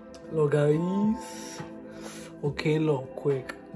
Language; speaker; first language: English; early bilingual, other home language; Spanish